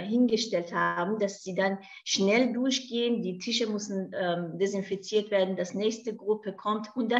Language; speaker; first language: German; non-native, fluent; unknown